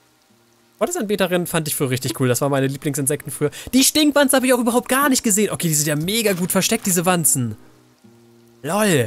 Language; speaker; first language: German; native; German